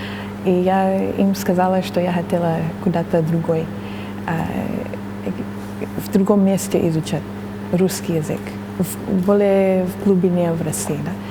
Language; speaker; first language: Russian; non-native, fluent; English